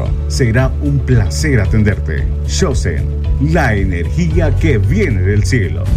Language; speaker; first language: Spanish; native; Spanish